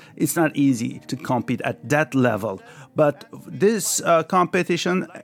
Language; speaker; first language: English; early bilingual, other home language; Turkish